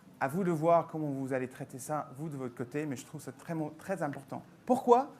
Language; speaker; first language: French; non-native, fluent; English